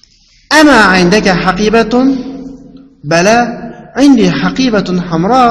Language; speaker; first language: Arabic; non-native, fluent; Uyghur